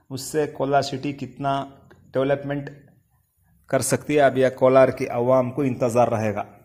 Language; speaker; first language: Urdu; native; Urdu